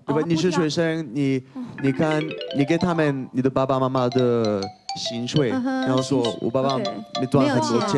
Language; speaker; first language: Chinese; non-native, fluent; French